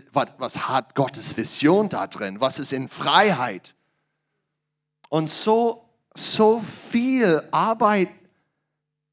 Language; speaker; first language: German; non-native, learner; English